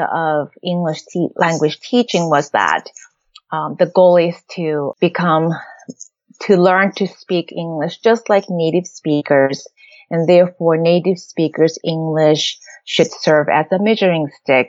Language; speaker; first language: English; non-native, fluent; Japanese